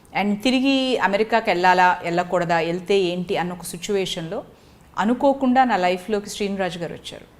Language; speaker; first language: Telugu; native; Telugu